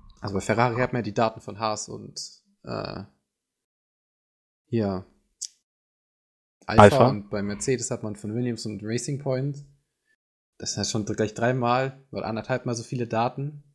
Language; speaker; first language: German; native; German